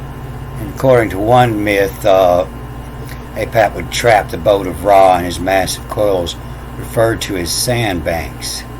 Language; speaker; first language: English; native; English